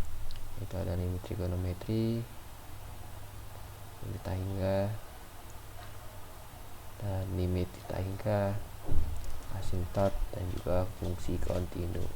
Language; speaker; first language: Indonesian; native; Indonesian